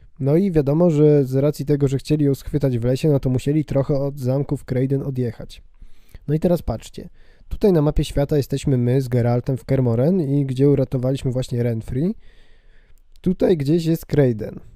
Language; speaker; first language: Polish; native; Polish